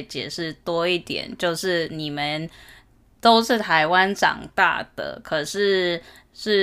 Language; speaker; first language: Chinese; early bilingual, heritage; Chinese